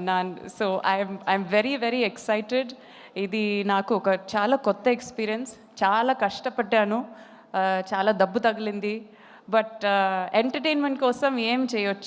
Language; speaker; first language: Telugu; non-native, fluent; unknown